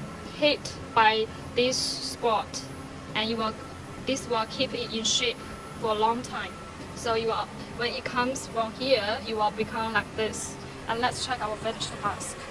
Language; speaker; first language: English; non-native, learner; Chinese